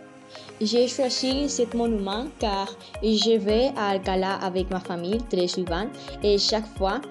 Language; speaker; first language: French; non-native, learner; Spanish